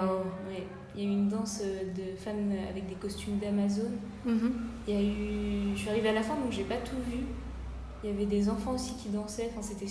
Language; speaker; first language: French; native; French